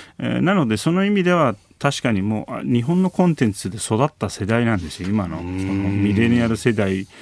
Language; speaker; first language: Japanese; non-native, fluent; Turkish